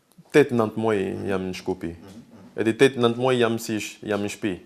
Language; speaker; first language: Albanian; non-native, learner; French